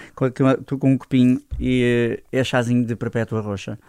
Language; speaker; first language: Portuguese; native; Portuguese